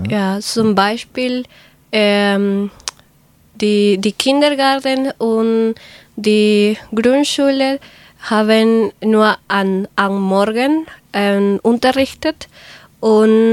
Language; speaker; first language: German; non-native, learner; Spanish